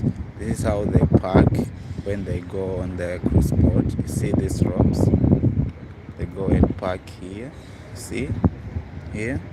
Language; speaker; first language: English; non-native, local second language; Shona